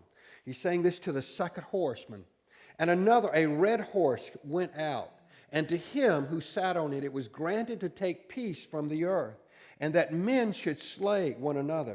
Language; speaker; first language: English; native; English